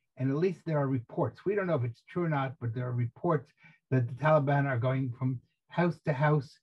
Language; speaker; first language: English; native; English